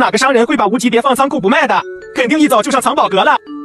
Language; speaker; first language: Chinese; native; Chinese